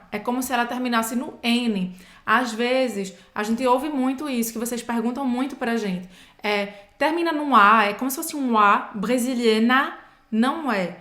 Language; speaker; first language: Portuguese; native; Portuguese